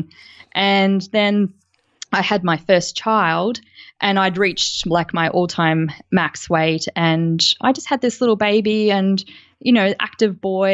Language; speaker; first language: English; native; English